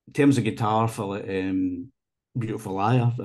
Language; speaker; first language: English; native; English